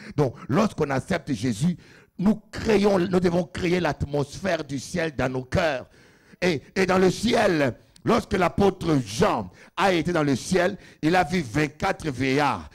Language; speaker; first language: French; non-native, local second language; Lingala